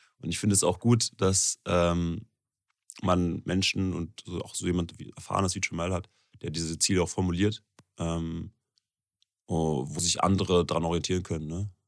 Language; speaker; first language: German; native; German